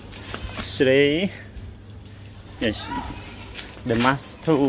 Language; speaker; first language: English; non-native, learner; Vietnamese